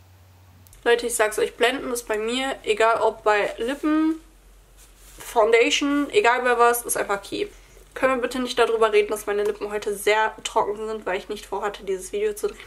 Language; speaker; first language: German; native; German